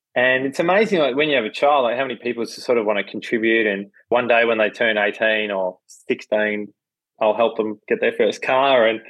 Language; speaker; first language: English; native; English